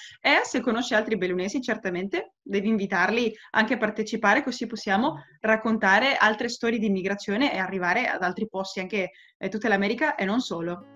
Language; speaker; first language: Italian; non-native, fluent; Spanish